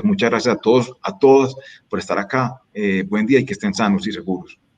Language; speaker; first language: Spanish; native; Spanish